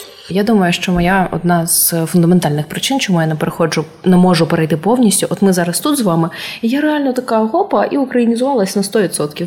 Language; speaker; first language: Ukrainian; non-native, local second language; Russian